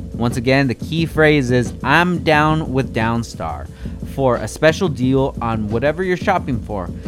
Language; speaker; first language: English; native; English